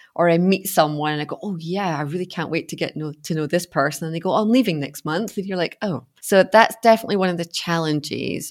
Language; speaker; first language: English; native; English